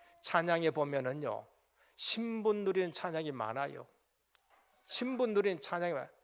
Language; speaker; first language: Korean; native; Korean